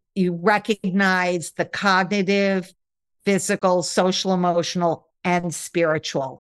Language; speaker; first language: English; native; English